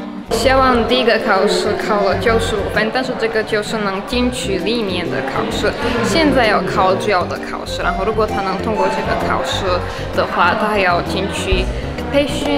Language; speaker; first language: Chinese; non-native, fluent; Slovak